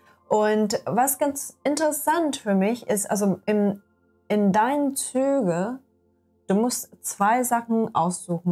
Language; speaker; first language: German; non-native, learner; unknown